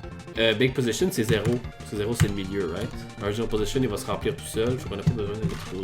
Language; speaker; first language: French; native; French